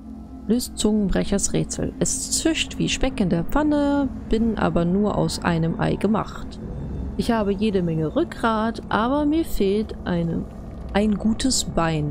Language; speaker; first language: German; native; German